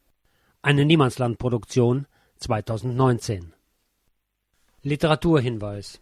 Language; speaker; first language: German; native; German